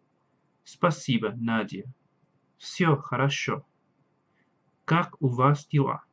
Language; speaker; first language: Russian; non-native, learner; English